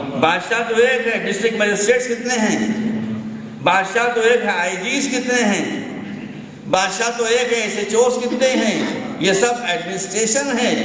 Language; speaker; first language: Urdu; native; Urdu